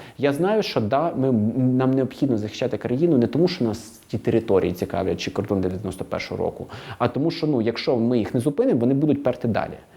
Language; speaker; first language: Ukrainian; non-native, local second language; Russian